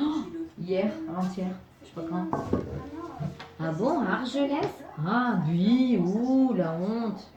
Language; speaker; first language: French; native; French